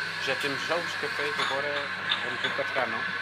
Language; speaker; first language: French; non-native, learner; Portuguese